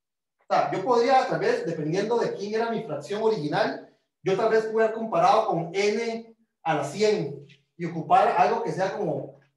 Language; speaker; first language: Spanish; native; Spanish